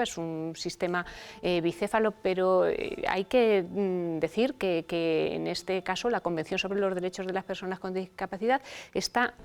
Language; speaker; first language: Spanish; native; Spanish